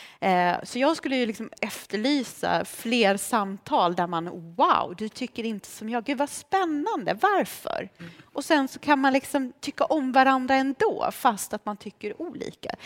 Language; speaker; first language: Swedish; early bilingual, other home language; Romanian